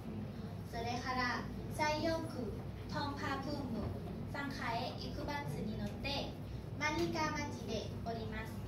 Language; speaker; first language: Japanese; non-native, learner; Thai